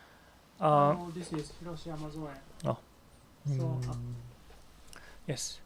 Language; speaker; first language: English; non-native, learner; Japanese